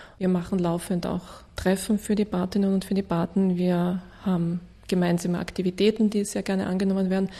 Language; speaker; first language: German; native; German